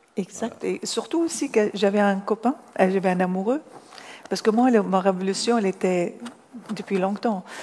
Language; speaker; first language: French; non-native, fluent; Arabic